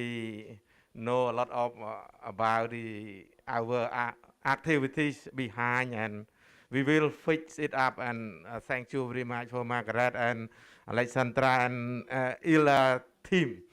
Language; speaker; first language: English; non-native, learner; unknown